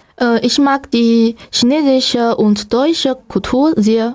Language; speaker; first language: German; non-native, learner; Chinese